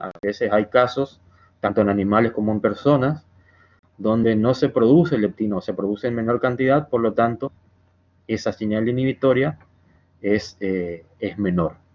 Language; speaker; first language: Spanish; native; Spanish